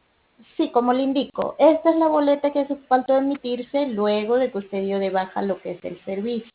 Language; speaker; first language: Spanish; native; Spanish